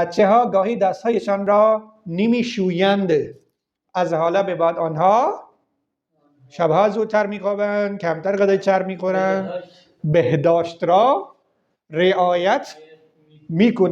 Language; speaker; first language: Persian; non-native, fluent; Urdu